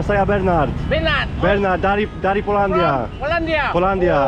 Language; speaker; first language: Indonesian; non-native, learner; Polish